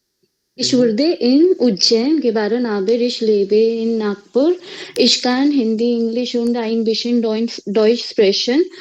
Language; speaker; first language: German; non-native, learner; Hindi